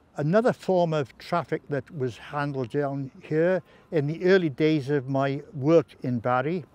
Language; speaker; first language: English; native; English